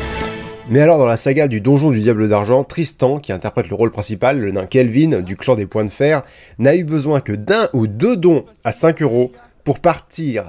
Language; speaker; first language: French; native; French